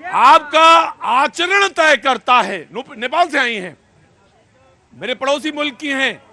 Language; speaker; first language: Hindi; native; Hindi